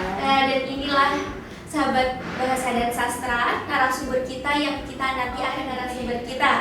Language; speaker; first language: Indonesian; native; Indonesian